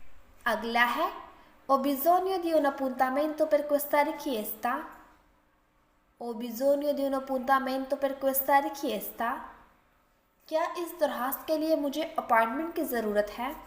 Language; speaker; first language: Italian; non-native, fluent; Urdu